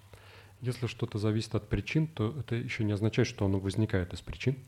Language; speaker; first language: Russian; native; Russian